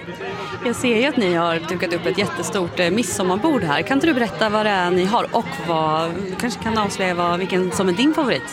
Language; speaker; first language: Swedish; native; Swedish